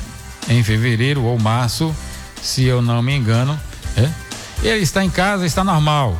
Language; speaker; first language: Portuguese; native; Portuguese